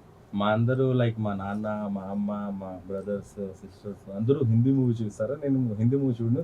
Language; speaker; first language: Telugu; non-native, local second language; Hindi